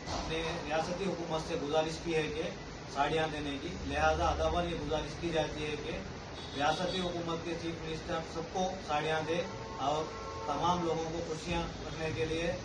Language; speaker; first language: Urdu; native; Urdu